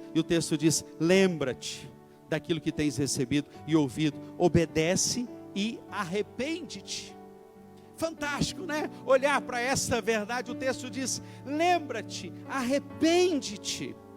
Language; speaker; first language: Portuguese; native; Portuguese